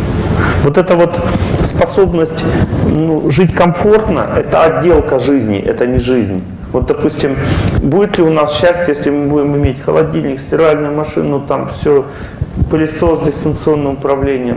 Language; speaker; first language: Russian; native; Russian